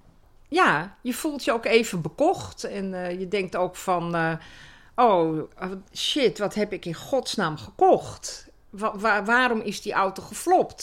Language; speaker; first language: Dutch; native; Dutch